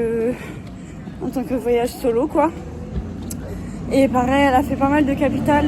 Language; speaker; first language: French; native; French